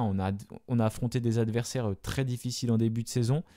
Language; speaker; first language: French; native; French